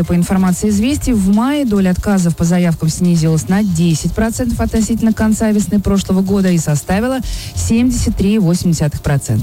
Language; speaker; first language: Russian; native; Russian